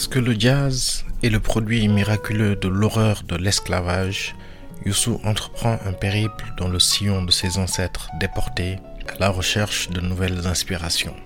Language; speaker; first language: French; non-native, local second language; Wolof